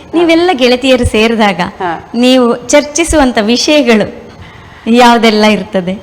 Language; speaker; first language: Kannada; native; Kannada